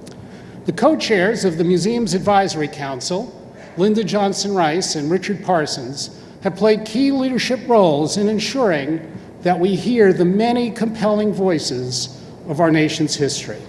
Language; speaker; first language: English; native; English